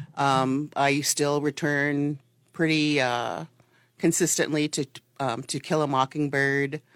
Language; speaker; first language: English; early bilingual, other home language; Spanish